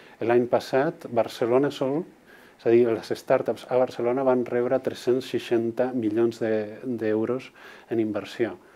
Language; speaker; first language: Catalan; non-native, local second language; Spanish